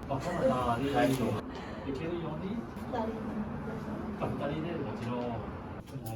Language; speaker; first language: Japanese; non-native, learner; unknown